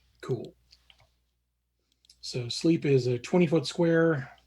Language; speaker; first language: English; native; English